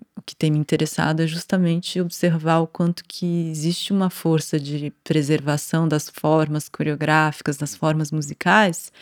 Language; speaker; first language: Portuguese; native; Portuguese